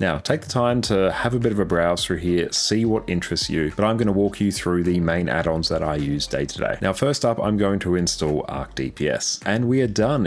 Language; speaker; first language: English; native; English